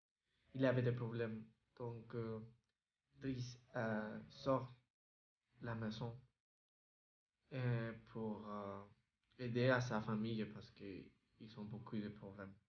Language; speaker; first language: French; non-native, learner; Spanish